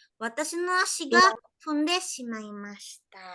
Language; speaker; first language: Japanese; non-native, fluent; Indonesian